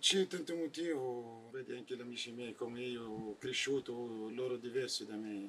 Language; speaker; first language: Italian; non-native, learner; Arabic